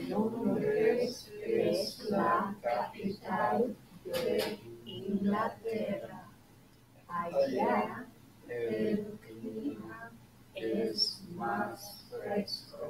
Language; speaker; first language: Spanish; non-native, learner; English